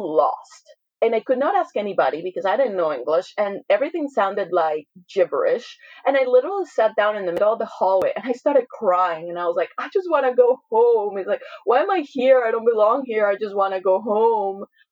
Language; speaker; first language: English; non-native, fluent; Spanish